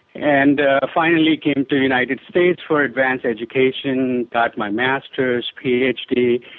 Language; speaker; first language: English; non-native, local second language; Hindi